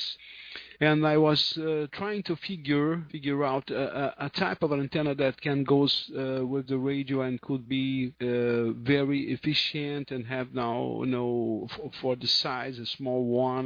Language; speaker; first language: English; non-native, learner; Portuguese